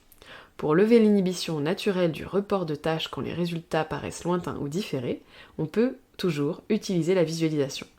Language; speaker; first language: French; native; French